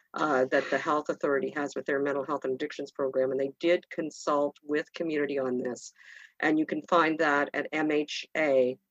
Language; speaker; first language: English; native; English